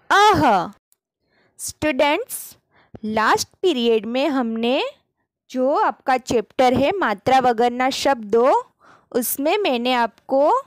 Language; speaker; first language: Hindi; non-native, local second language; Gujarati